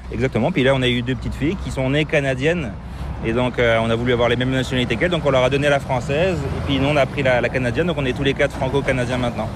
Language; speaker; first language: French; native; French